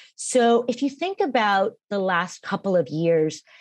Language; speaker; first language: English; non-native, fluent; Spanish